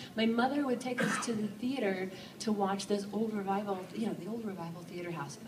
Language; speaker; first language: English; native; English